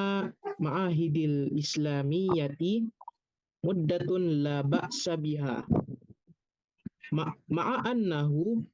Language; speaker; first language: Arabic; non-native, learner; Indonesian